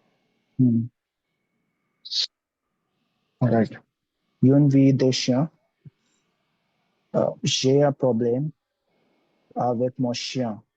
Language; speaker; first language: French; non-native, learner; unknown